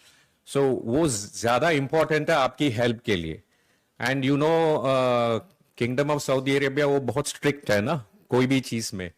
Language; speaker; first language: Hindi; non-native, local second language; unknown